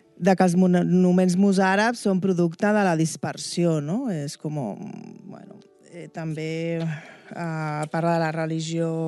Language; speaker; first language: Spanish; non-native, fluent; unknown